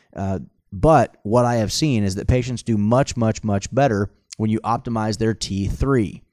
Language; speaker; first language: English; native; English